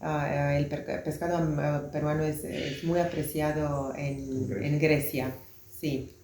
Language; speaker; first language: Spanish; non-native, fluent; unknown